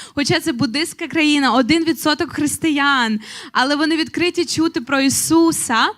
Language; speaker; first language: Ukrainian; native; Ukrainian